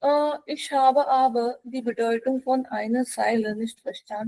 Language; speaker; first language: German; non-native, fluent; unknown